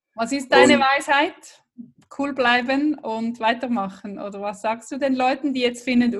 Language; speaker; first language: German; native; German